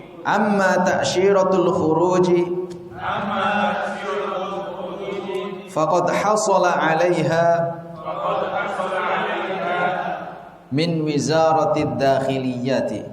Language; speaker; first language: Arabic; non-native, fluent; Indonesian